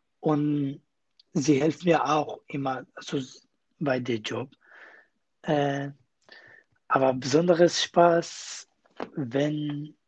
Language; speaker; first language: German; non-native, learner; Kurdish